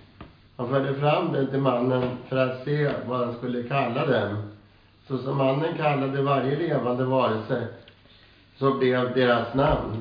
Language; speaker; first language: Swedish; native; Swedish